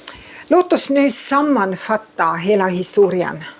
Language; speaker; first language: Swedish; non-native, fluent; Estonian